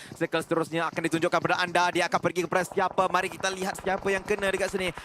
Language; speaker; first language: Malay; native; Malay